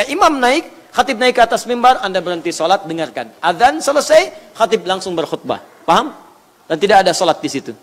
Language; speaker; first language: Indonesian; native; Indonesian